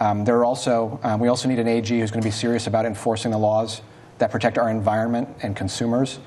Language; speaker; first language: English; native; English